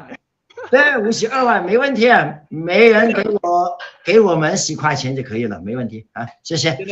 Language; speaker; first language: Chinese; non-native, local second language; Cantonese